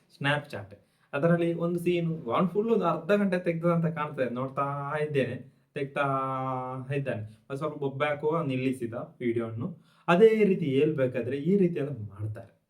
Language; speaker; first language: Kannada; non-native, local second language; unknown